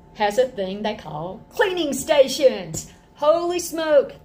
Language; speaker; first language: English; native; English